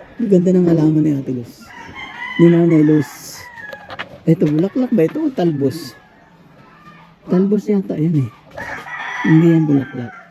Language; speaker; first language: Filipino; native; Filipino